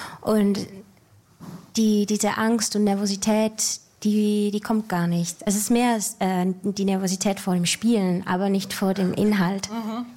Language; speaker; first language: German; native; German